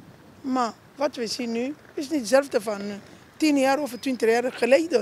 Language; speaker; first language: Dutch; non-native, learner; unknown